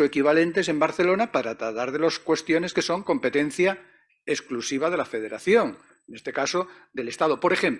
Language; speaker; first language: Spanish; native; Spanish